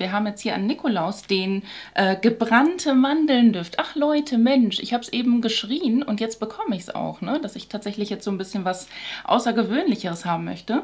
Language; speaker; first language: German; native; German